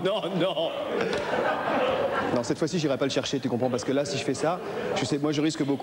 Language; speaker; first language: French; native; French